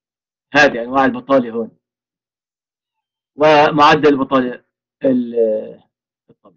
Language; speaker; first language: Arabic; native; Arabic